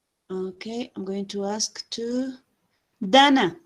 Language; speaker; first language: English; non-native, fluent; Spanish